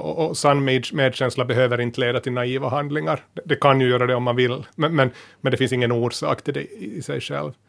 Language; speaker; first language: Swedish; native; Swedish